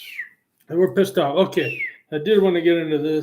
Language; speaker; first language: English; native; English